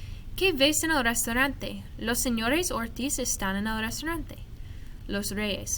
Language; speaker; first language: Spanish; non-native, fluent; English